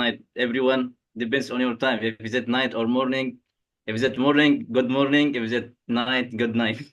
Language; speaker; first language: English; non-native, fluent; Arabic